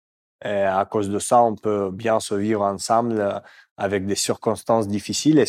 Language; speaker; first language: French; non-native, fluent; Russian